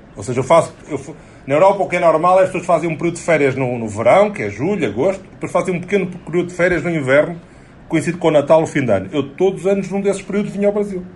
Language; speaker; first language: Portuguese; native; Portuguese